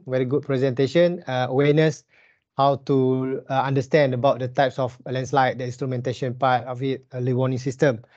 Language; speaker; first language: English; non-native, local second language; Malay